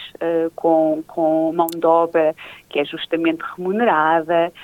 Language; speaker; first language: Portuguese; native; Portuguese